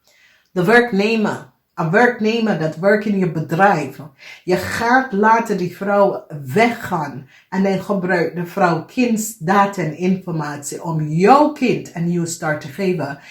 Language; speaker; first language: Dutch; non-native, fluent; English